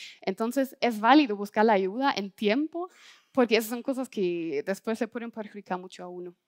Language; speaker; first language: Spanish; non-native, fluent; German